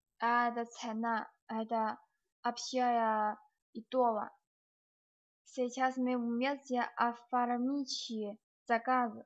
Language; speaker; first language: Russian; non-native, learner; Chinese